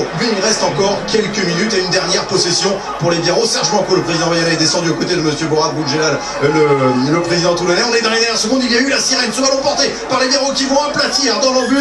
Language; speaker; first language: French; native; French